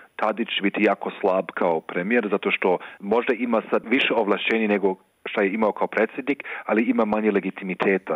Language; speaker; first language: Serbian; non-native, fluent; German